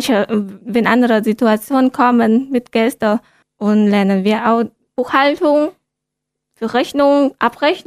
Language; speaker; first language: German; non-native, learner; Vietnamese